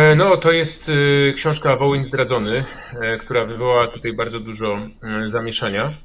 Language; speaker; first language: Polish; native; Polish